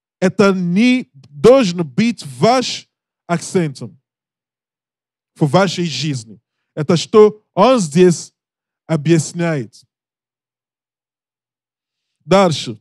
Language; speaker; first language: Russian; non-native, learner; English